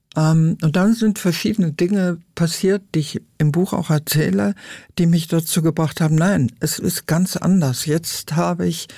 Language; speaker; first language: German; native; German